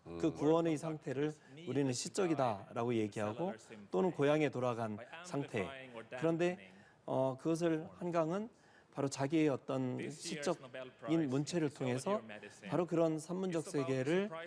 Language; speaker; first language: Korean; native; Korean